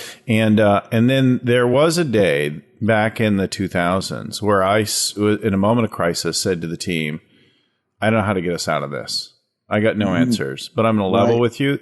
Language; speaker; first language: English; native; English